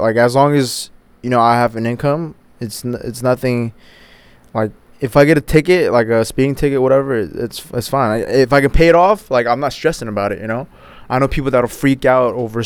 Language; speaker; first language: English; native; English